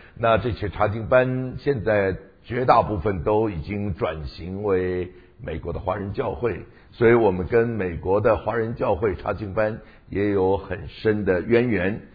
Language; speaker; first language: Chinese; native; Chinese